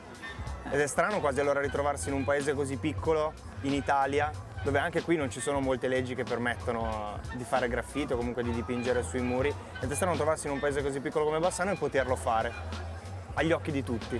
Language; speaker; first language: Italian; native; Italian